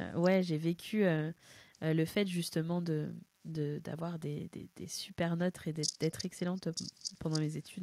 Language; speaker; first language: French; native; French